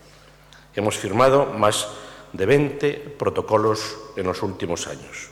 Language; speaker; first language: Spanish; native; Spanish